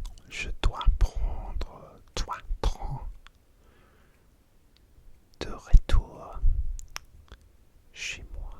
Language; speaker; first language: French; non-native, learner; English